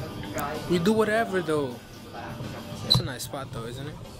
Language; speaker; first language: English; early bilingual, other home language; Spanish